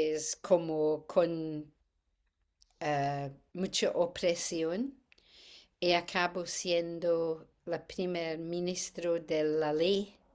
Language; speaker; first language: Spanish; non-native, fluent; English